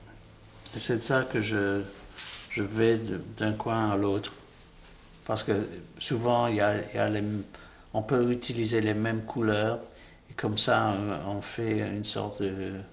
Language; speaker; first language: French; non-native, fluent; English